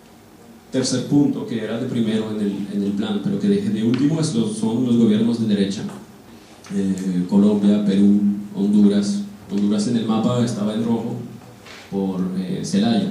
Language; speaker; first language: Spanish; non-native, fluent; French